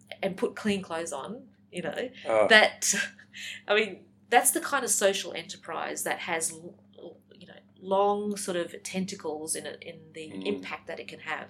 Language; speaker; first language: English; native; English